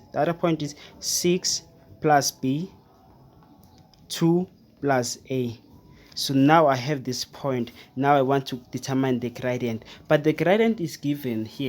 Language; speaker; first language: English; non-native, fluent; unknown